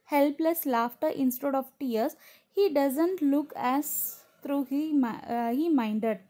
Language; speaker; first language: English; non-native, local second language; Tamil